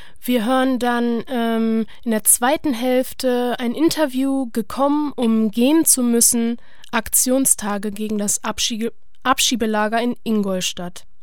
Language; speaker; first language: German; native; German